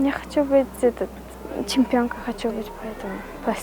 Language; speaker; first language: Russian; non-native, local second language; Tajik